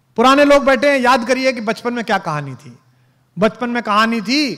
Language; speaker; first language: Hindi; native; Hindi